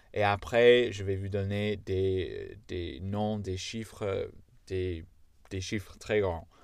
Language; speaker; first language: French; non-native, fluent; English